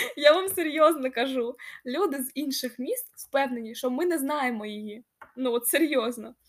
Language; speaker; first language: Ukrainian; non-native, local second language; Russian